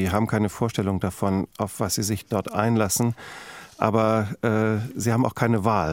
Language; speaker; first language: German; native; German